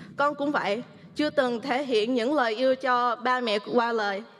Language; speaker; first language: Vietnamese; early bilingual, heritage; Vietnamese